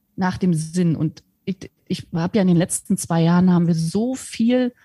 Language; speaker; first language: German; native; German